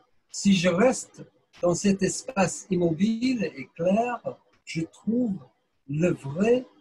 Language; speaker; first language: French; non-native, fluent; English